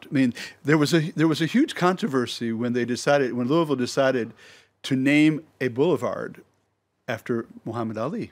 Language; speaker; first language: English; native; English